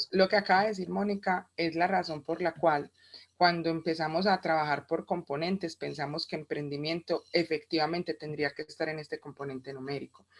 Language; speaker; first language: Spanish; native; Spanish